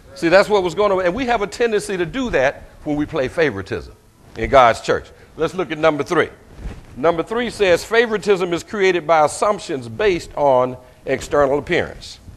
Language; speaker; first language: English; native; English